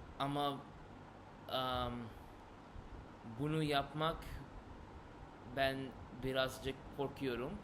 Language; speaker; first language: Turkish; non-native, learner; English